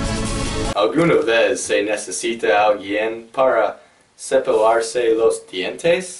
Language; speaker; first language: Spanish; non-native, learner; English